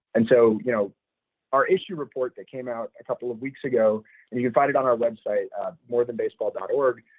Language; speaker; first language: English; native; English